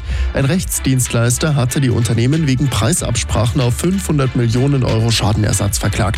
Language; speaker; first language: German; native; German